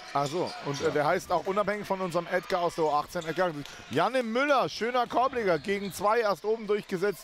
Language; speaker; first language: German; native; German